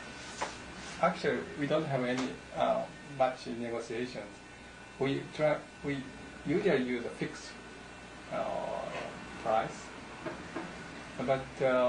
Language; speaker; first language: English; non-native, learner; Japanese